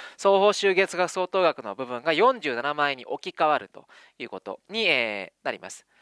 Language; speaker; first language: Japanese; native; Japanese